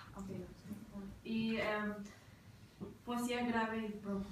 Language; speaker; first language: Spanish; early bilingual, heritage; Spanish